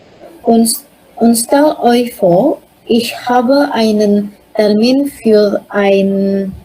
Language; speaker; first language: German; non-native, learner; Indonesian